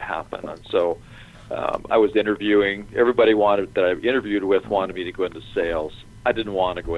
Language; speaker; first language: English; native; English